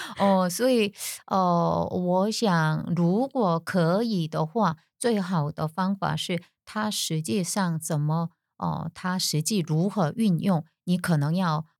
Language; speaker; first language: Chinese; non-native, fluent; Korean